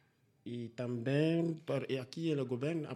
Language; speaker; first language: Catalan; non-native, learner; Spanish